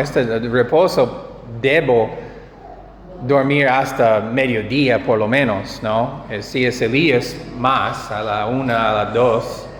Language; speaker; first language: Spanish; non-native, fluent; English